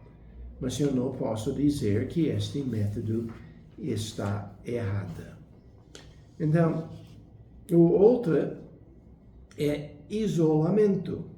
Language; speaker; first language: Portuguese; non-native, fluent; English